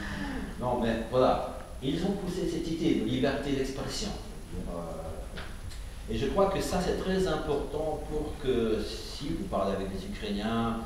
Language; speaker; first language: French; non-native, fluent; Ukrainian